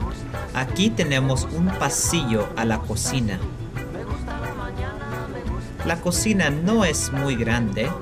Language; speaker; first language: Spanish; non-native, learner; English